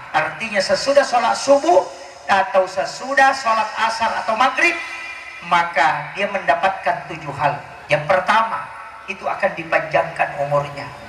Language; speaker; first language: Indonesian; non-native, local second language; Buginese